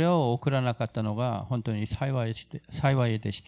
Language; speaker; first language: Japanese; non-native, fluent; Korean